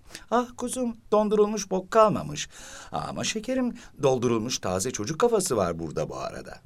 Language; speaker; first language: Turkish; native; Turkish